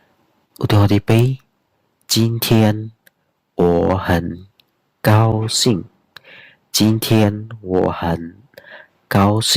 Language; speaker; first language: Chinese; non-native, fluent; Khmer